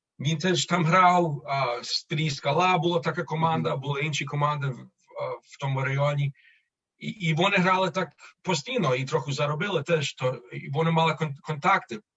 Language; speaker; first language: Ukrainian; early bilingual, heritage; Ukrainian